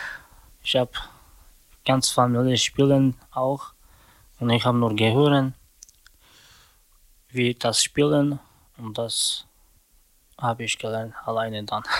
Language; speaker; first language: German; non-native, learner; Slovak